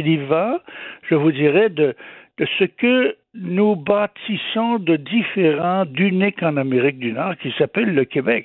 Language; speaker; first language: French; native; French